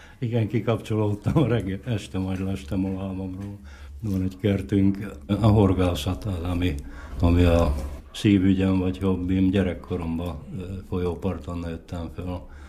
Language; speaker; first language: Hungarian; native; Hungarian